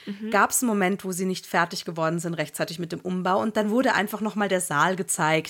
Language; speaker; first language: German; native; German